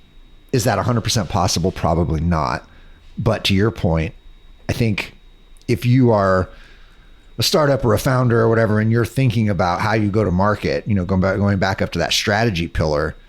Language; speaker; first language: English; native; English